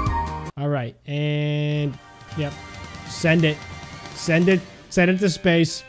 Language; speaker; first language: English; native; English